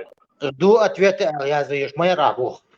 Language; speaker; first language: Russian; non-native, local second language; Chechen